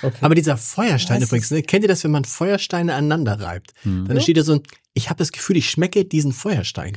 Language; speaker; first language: German; native; German